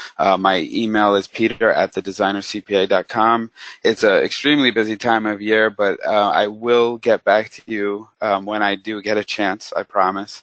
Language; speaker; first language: English; native; English